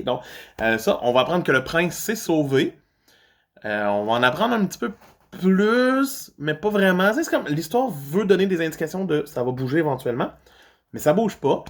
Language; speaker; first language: French; native; French